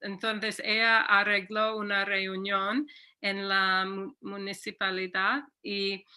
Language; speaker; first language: Spanish; non-native, fluent; English